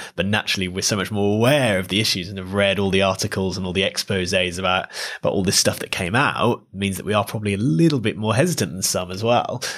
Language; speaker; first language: English; native; English